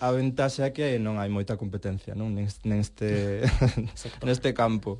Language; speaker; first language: Galician; non-native, local second language; Spanish